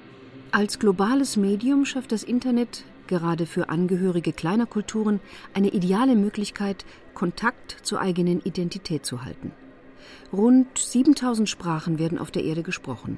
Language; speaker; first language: German; native; German